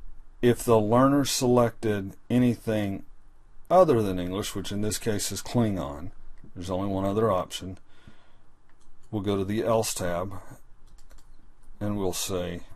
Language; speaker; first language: English; native; English